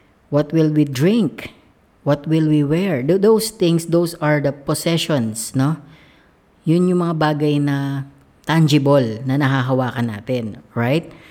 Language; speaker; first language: English; non-native, local second language; Filipino